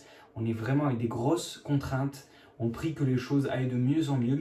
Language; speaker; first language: French; native; French